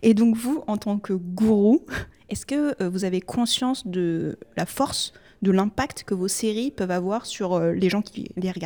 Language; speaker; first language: French; native; French